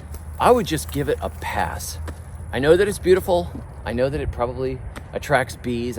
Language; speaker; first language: English; native; English